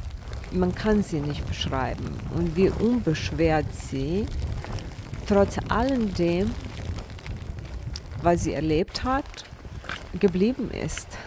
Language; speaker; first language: German; non-native, fluent; Bosnian